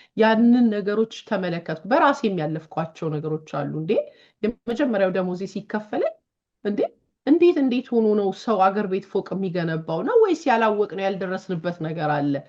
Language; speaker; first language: Amharic; native; Amharic